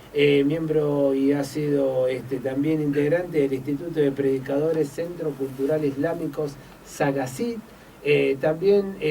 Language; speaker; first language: Spanish; native; Spanish